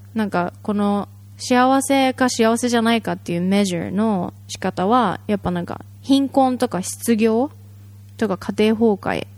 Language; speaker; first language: Japanese; native; Japanese